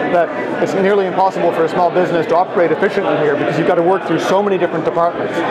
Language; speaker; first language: English; native; English